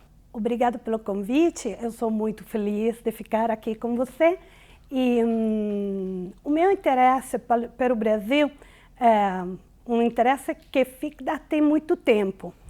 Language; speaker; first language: Portuguese; non-native, fluent; Italian